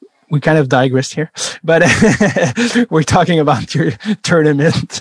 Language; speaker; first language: English; non-native, fluent; French